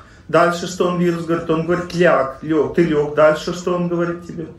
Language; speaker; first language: Russian; native; Russian